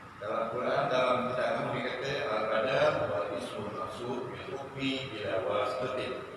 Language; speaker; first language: Malay; native; Malay